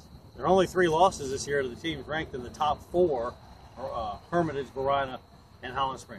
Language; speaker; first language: English; native; English